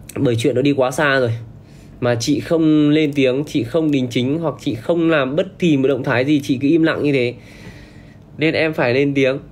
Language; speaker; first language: Vietnamese; native; Vietnamese